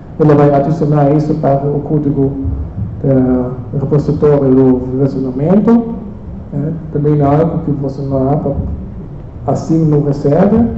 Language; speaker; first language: Portuguese; non-native, fluent; German